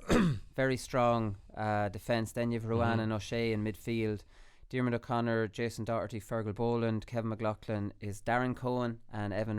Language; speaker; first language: English; native; English